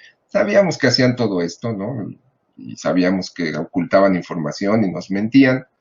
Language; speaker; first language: Spanish; native; Spanish